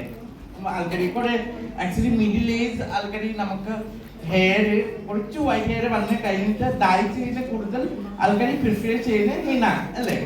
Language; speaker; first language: Malayalam; non-native, local second language; Assamese